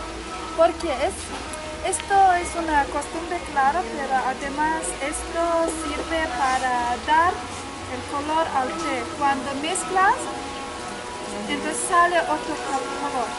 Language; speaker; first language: Spanish; non-native, fluent; Uzbek